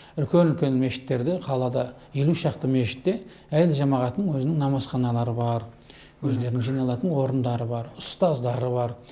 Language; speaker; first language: Kazakh; native; Kazakh